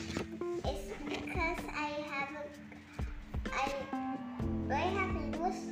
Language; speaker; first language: English; non-native, learner; Indonesian